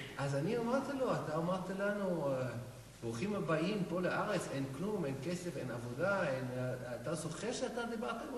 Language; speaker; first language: Hebrew; non-native, fluent; English